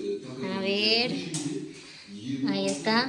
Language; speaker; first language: Spanish; native; Spanish